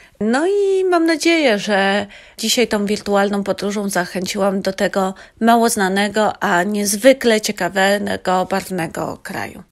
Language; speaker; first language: Polish; native; Polish